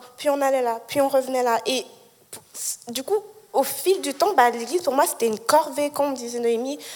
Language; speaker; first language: French; native; French